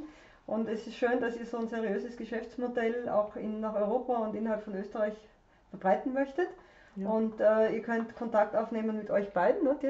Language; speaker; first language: German; native; German